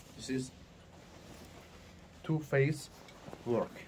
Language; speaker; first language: English; non-native, learner; Persian